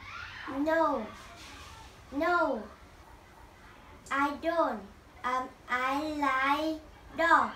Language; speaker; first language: English; non-native, learner; Vietnamese